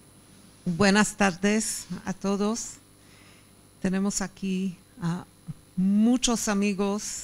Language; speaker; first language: Spanish; non-native, fluent; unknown